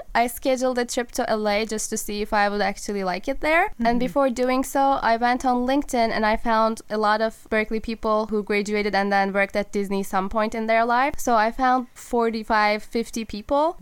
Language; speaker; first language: English; non-native, fluent; Turkish